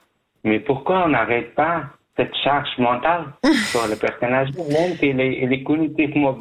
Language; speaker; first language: French; non-native, fluent; Persian